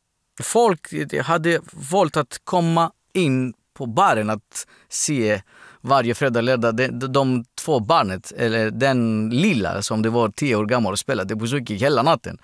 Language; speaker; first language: Swedish; non-native, fluent; Greek